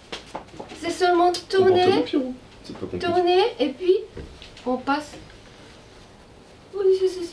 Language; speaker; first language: French; non-native, learner; Japanese